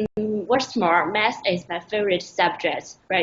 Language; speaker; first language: English; non-native, learner; Chinese